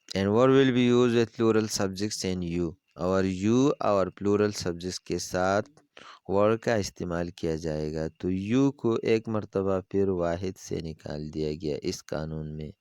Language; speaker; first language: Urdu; non-native, local second language; Pashto